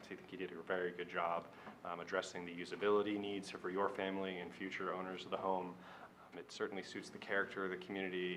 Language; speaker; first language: English; native; English